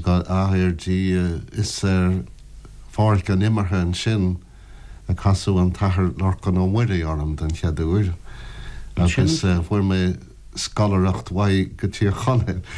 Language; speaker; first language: Irish; non-native, local second language; English